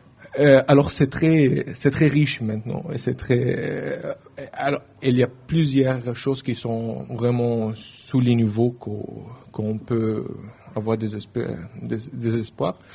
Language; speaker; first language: French; non-native, learner; Arabic